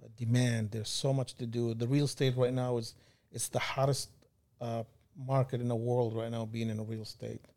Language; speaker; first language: English; non-native, fluent; Arabic